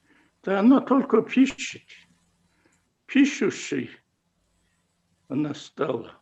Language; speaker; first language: Russian; non-native, fluent; Mongolian